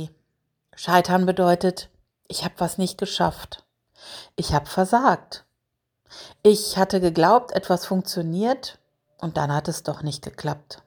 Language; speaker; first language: German; native; German